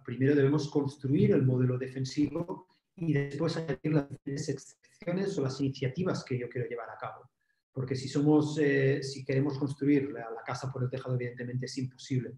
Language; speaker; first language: Spanish; native; Spanish